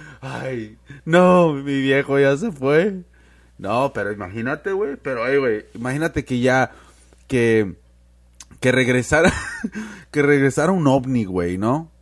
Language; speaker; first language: Spanish; early bilingual, heritage; Spanish